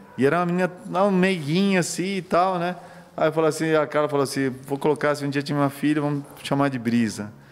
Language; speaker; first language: Portuguese; non-native, fluent; Spanish